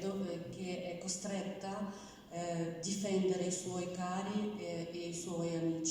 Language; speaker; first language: Italian; non-native, learner; Ukrainian